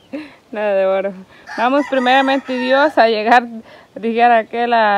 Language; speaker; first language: Spanish; native; Spanish